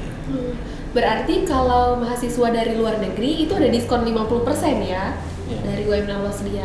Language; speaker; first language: Indonesian; native; Indonesian